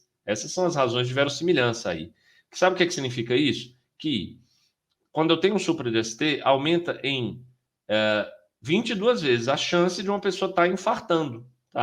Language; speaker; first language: Portuguese; native; Portuguese